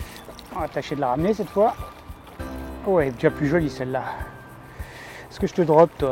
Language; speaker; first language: French; native; French